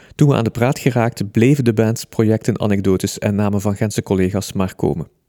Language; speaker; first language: Dutch; native; Dutch